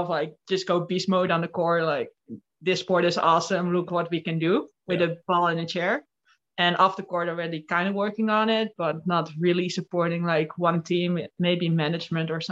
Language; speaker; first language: English; non-native, fluent; Dutch